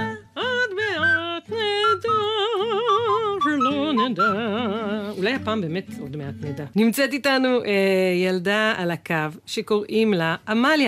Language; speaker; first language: Hebrew; native; Hebrew